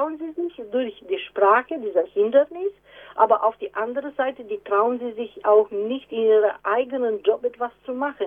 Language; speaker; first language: German; non-native, fluent; Romanian